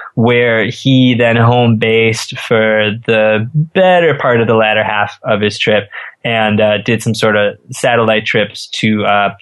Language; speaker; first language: English; native; English